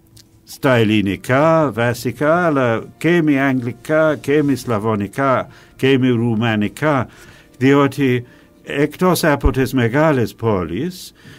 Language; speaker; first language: Greek; non-native, fluent; English